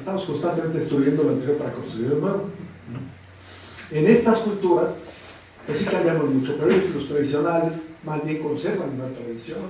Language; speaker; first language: Spanish; native; Spanish